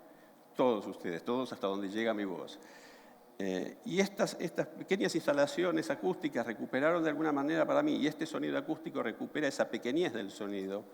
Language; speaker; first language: Spanish; native; Spanish